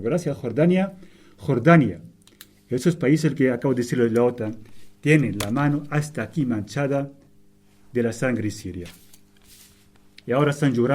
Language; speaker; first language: Spanish; non-native, fluent; Arabic